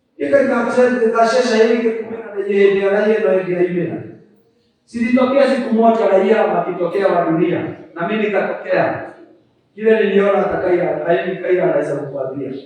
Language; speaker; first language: Swahili; non-native, local second language; Kikuyu